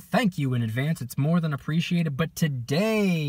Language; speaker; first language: English; native; English